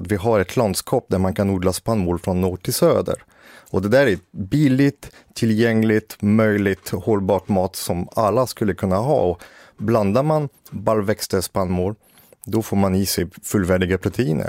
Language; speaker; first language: Swedish; native; Swedish